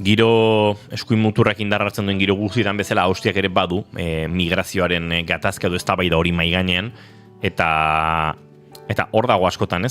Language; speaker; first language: Basque; native; Basque